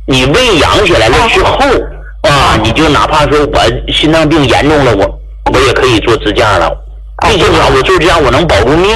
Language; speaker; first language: Chinese; native; Chinese